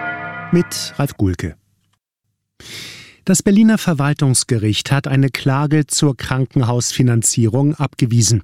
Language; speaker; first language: German; native; German